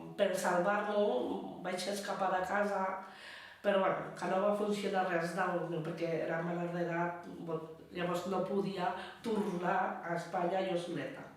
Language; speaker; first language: Catalan; early bilingual, other home language; Bangla